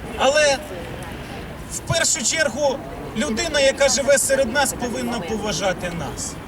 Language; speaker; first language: Ukrainian; native; Ukrainian